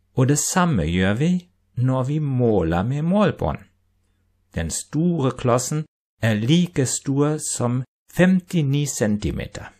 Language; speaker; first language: Norwegian; non-native, fluent; German